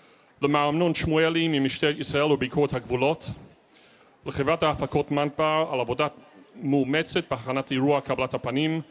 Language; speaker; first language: Hebrew; non-native, fluent; English